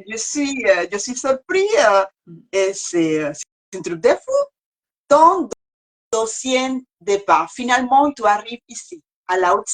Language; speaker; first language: French; non-native, learner; Spanish